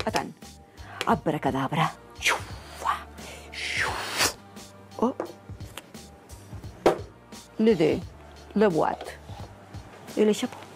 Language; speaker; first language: French; non-native, learner; Catalan